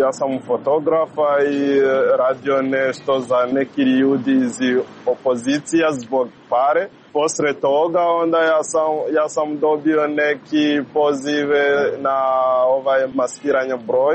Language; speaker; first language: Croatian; non-native, learner; Rundi